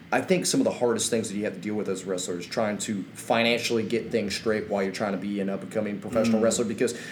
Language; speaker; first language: English; native; English